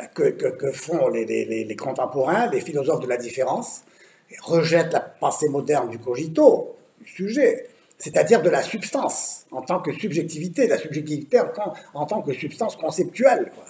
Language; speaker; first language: French; native; French